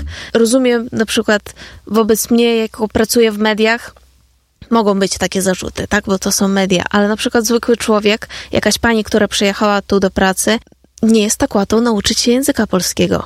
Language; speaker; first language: Polish; non-native, fluent; Ukrainian